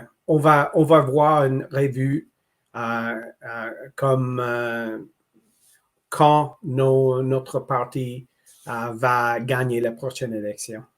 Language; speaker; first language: French; non-native, local second language; English